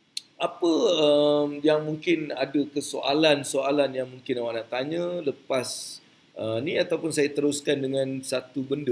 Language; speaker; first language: Malay; native; Malay